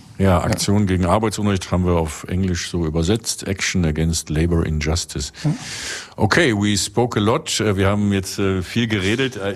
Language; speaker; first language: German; native; German